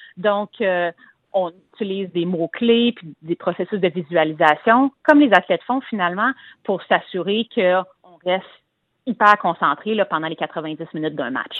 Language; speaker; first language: French; native; French